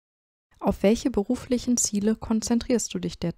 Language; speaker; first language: German; native; German